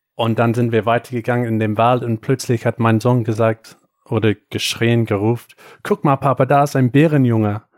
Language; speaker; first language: German; non-native, fluent; English